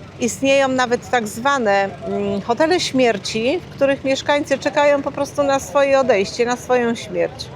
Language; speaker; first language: Polish; native; Polish